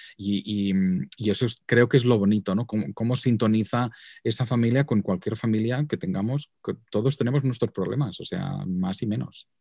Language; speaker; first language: Spanish; non-native, local second language; Catalan